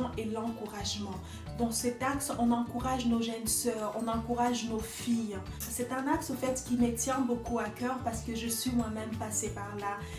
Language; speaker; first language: French; non-native, local second language; Lingala